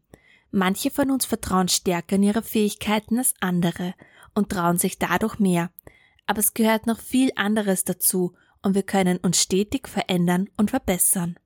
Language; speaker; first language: German; native; German